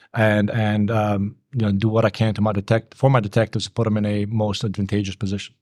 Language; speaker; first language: English; early bilingual, other home language; Bosnian